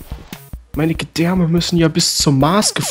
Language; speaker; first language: German; native; German